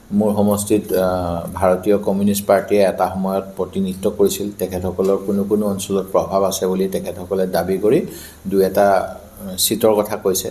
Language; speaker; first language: Assamese; native; Assamese